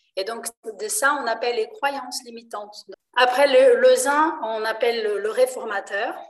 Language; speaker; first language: French; non-native, fluent; Portuguese